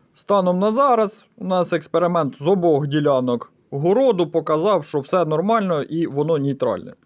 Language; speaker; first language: Ukrainian; native; Ukrainian